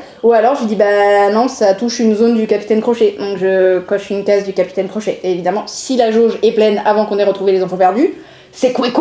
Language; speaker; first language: French; native; French